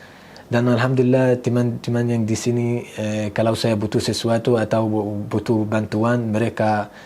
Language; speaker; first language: Indonesian; non-native, fluent; Arabic